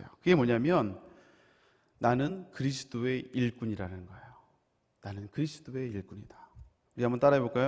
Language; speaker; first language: Korean; native; Korean